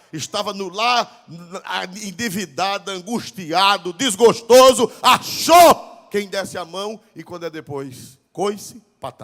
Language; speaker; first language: Portuguese; native; Portuguese